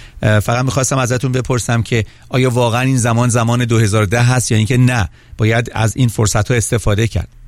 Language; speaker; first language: Persian; native; Persian